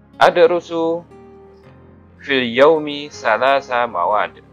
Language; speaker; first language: Arabic; non-native, fluent; Indonesian